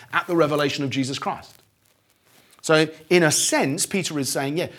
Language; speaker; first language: English; native; English